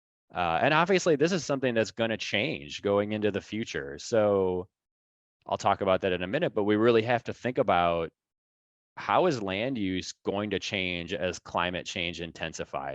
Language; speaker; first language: English; native; English